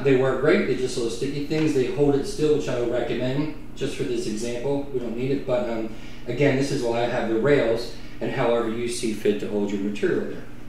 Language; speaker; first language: English; native; English